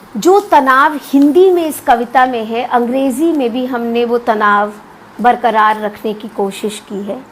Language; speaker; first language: Hindi; non-native, local second language; Punjabi